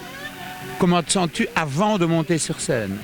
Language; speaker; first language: French; native; French